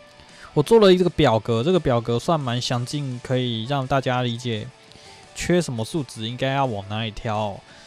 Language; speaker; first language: Chinese; native; Chinese